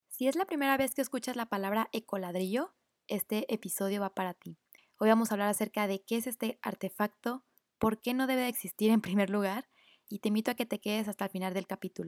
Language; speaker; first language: Spanish; native; Spanish